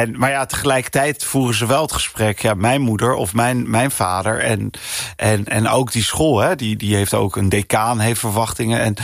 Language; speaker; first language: Dutch; early bilingual, other home language; English